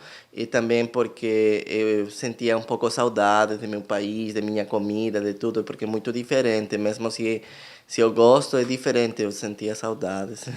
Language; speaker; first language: Portuguese; non-native, learner; Spanish